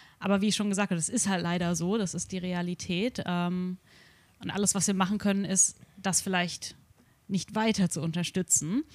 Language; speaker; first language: German; native; German